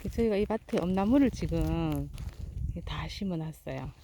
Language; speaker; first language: Korean; native; Korean